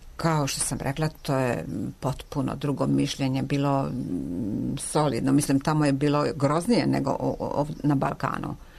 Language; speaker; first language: Serbian; non-native, local second language; Hungarian